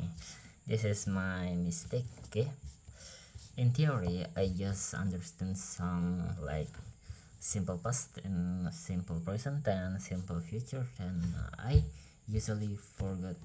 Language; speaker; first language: English; non-native, learner; Indonesian